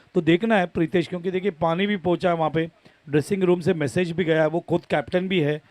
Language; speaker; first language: Hindi; non-native, local second language; Marathi